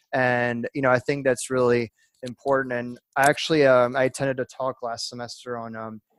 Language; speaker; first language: English; early bilingual, other home language; French